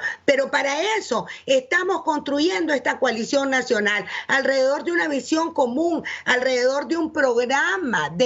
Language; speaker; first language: Spanish; native; Spanish